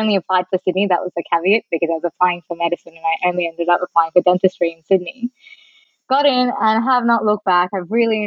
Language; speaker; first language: English; non-native, local second language; Sinhala